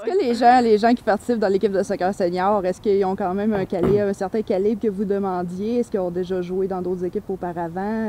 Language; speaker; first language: French; native; French